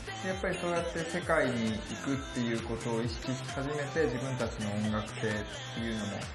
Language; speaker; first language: Japanese; native; Japanese